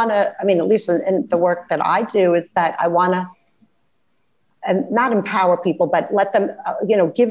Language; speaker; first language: English; native; English